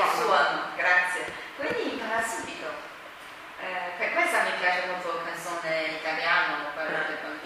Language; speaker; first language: Italian; non-native, fluent; Chinese